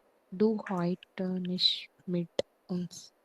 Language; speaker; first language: German; non-native, learner; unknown